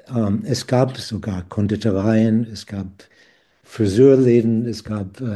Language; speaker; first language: German; non-native, fluent; English